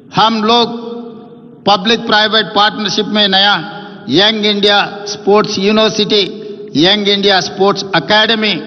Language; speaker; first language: Hindi; non-native, local second language; Telugu